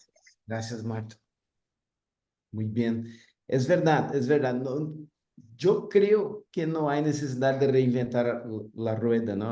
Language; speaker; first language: Spanish; non-native, fluent; Portuguese